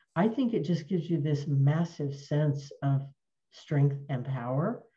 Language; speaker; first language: English; native; English